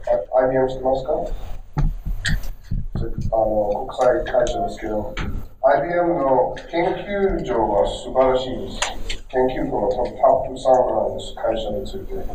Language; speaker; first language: Japanese; non-native, learner; English